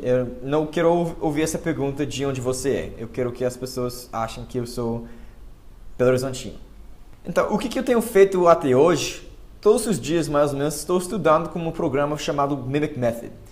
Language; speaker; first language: Portuguese; non-native, fluent; English